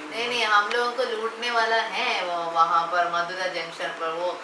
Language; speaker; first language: Hindi; non-native, local second language; Malayalam